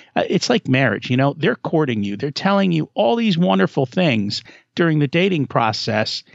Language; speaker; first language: English; native; English